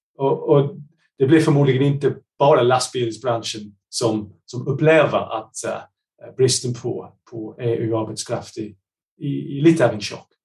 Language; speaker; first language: Swedish; non-native, fluent; English